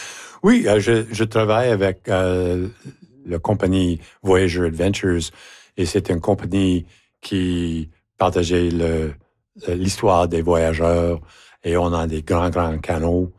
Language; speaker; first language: French; native; French